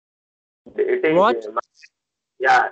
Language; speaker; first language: English; non-native, learner; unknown